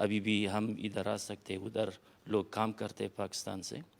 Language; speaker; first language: Hindi; non-native, fluent; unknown